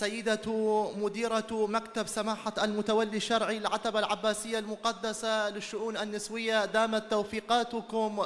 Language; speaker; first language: Arabic; native; Arabic